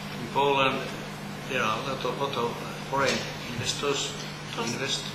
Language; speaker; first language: English; non-native, learner; Polish